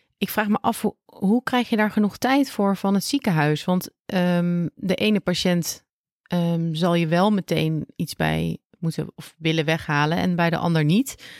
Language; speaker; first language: Dutch; native; Dutch